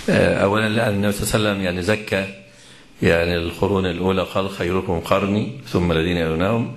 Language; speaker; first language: Arabic; native; Arabic